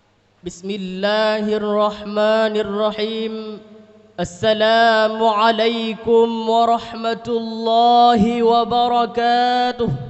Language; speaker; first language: Arabic; non-native, learner; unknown